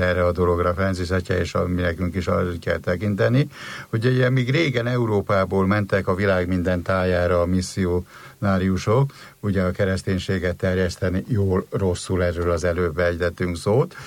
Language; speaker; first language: Hungarian; native; Hungarian